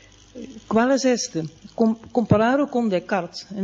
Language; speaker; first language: Spanish; non-native, fluent; Dutch